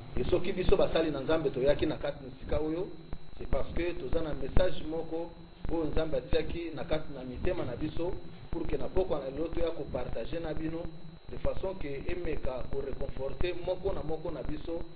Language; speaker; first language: Lingala; native; Lingala